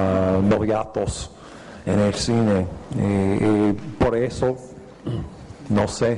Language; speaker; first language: Spanish; non-native, fluent; English